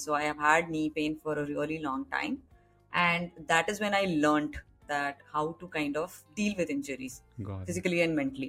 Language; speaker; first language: English; non-native, local second language; Hindi